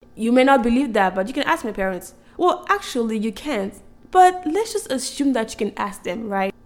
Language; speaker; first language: English; non-native, fluent; French